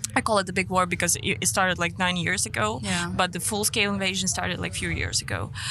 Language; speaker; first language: English; non-native, fluent; Ukrainian